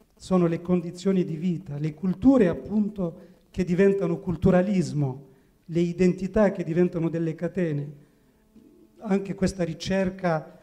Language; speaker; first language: Italian; non-native, fluent; Arabic